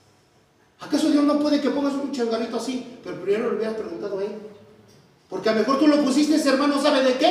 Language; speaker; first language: Spanish; native; Spanish